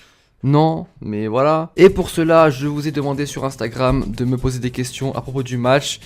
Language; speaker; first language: French; native; French